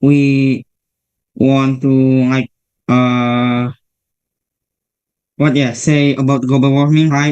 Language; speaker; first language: English; non-native, learner; Indonesian